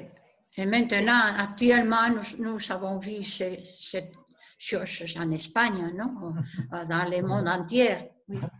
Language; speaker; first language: French; non-native, learner; Spanish